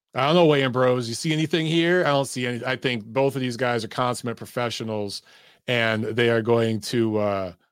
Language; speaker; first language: English; early bilingual, other home language; Italian